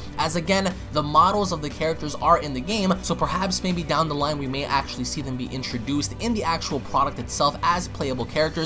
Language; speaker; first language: English; native; English